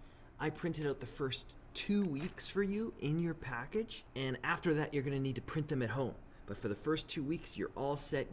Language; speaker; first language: English; native; English